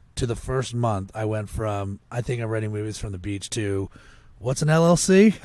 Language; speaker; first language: English; native; English